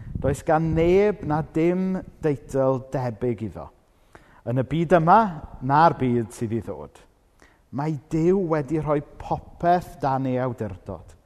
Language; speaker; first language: Welsh; native; Welsh